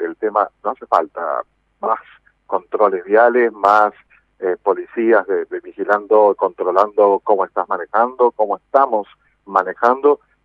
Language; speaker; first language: Spanish; native; Spanish